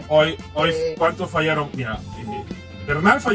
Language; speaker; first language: Spanish; native; Spanish